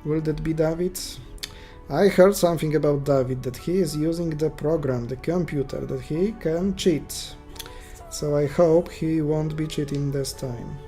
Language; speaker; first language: English; non-native, fluent; Polish